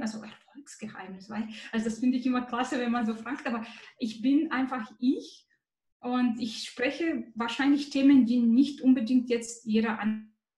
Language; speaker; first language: German; non-native, fluent; Bulgarian